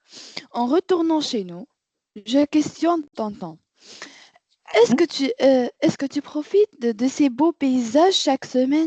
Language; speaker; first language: French; non-native, learner; Arabic